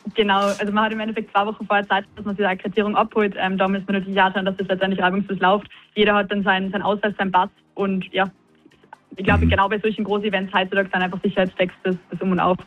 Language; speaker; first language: German; native; German